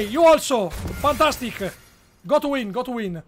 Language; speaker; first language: English; non-native, learner; Italian